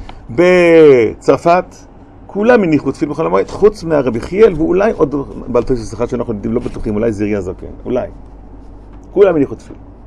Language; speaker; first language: Hebrew; non-native, fluent; German